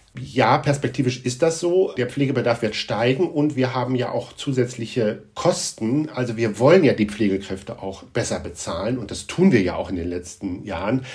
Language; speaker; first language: German; native; German